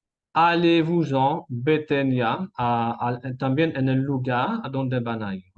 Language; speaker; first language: Spanish; non-native, fluent; French